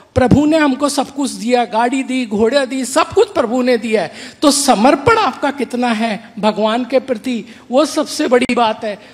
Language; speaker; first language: Hindi; native; Hindi